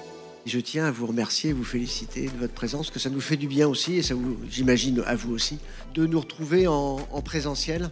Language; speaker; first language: French; native; French